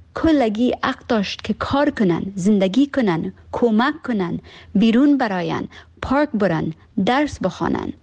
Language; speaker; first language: Persian; early bilingual, heritage; Persian